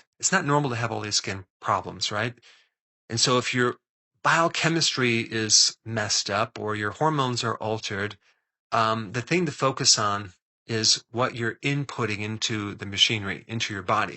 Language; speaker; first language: English; native; English